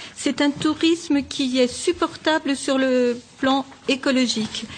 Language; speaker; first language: French; native; French